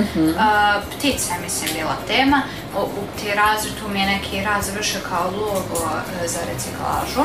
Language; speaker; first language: Serbian; native; Serbian